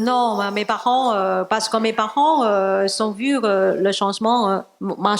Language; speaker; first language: French; non-native, learner; Cantonese